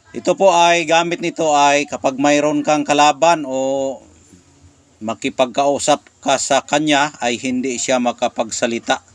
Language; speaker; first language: Filipino; non-native, local second language; Cebuano